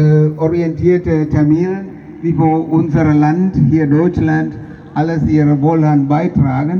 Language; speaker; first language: German; non-native, fluent; Tamil